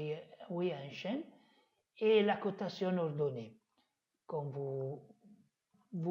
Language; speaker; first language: French; non-native, fluent; Italian